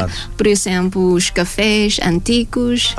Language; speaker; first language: Portuguese; non-native, fluent; Thai